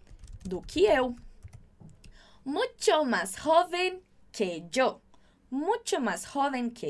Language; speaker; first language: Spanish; non-native, fluent; Portuguese